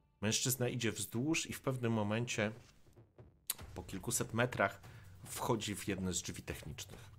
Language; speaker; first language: Polish; native; Polish